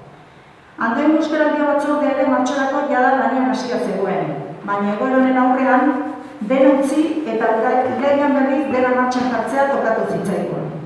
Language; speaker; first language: Basque; native; Basque